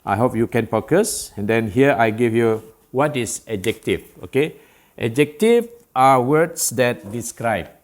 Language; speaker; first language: English; non-native, local second language; Malay